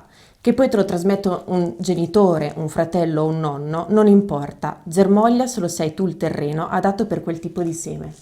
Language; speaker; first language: Italian; native; Italian